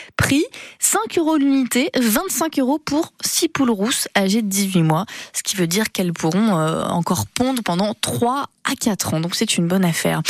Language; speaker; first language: French; native; French